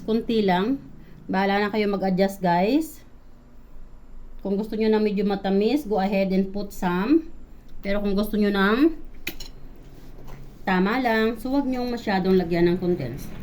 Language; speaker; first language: Filipino; native; Filipino